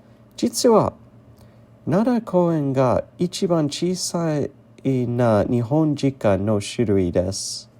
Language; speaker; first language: Japanese; non-native, learner; English